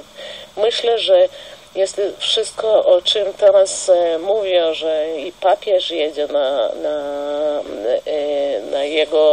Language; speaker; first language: Polish; non-native, fluent; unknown